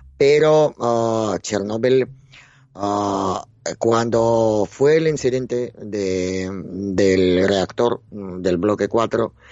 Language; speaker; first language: Spanish; non-native, fluent; Russian